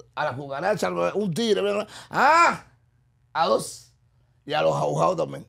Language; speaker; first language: Spanish; native; Spanish